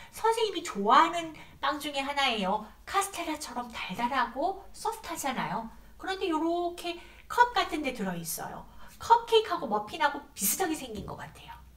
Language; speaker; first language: Korean; native; Korean